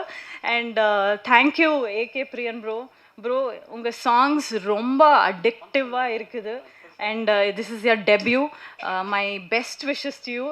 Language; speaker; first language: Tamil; non-native, learner; Kannada